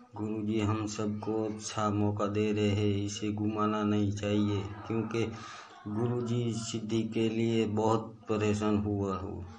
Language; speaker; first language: Hindi; non-native, local second language; Gujarati